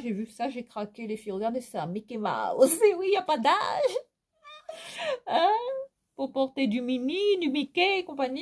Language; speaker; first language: French; native; French